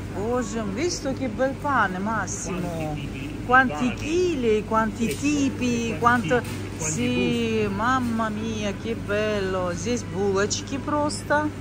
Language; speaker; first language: Russian; native; Russian